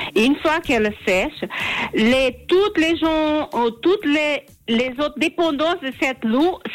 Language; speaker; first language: French; non-native, learner; Portuguese